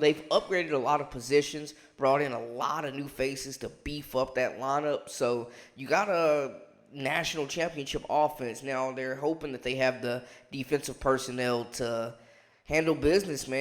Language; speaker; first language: English; native; English